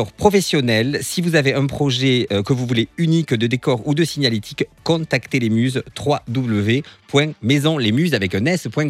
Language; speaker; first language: French; native; French